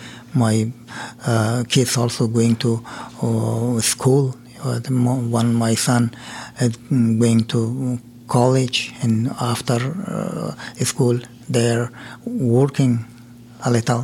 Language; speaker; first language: English; non-native, learner; Persian